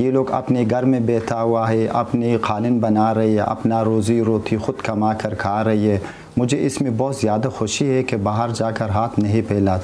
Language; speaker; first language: Urdu; early bilingual, other home language; Pashto